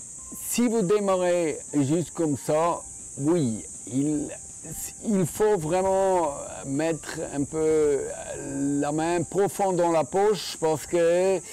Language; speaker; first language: French; non-native, fluent; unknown